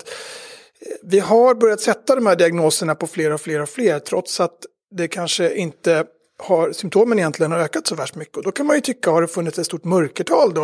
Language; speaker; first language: Swedish; native; Swedish